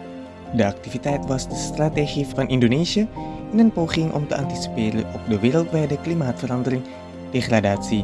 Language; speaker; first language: Dutch; non-native, fluent; Indonesian